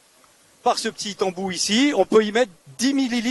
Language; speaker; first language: French; native; French